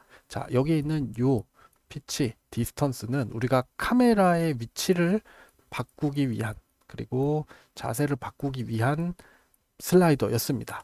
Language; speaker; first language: Korean; native; Korean